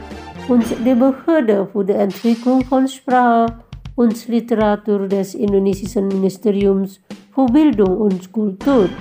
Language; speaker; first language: German; non-native, fluent; Indonesian